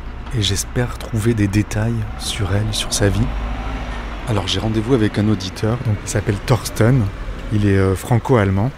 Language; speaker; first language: French; native; French